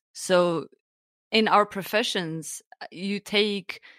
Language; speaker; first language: English; non-native, fluent; Slovenian